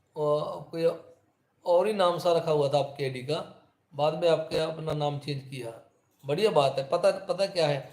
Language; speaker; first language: Hindi; native; Hindi